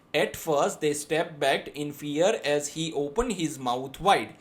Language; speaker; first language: English; non-native, local second language; Gujarati